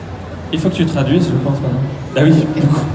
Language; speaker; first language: French; native; French